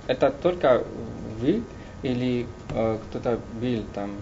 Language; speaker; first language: Russian; non-native, learner; French